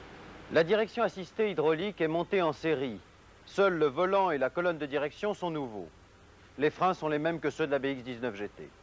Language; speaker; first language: French; native; French